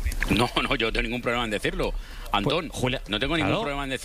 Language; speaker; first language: Spanish; native; Spanish